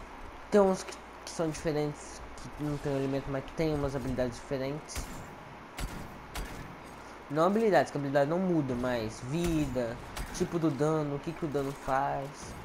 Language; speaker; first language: Portuguese; native; Portuguese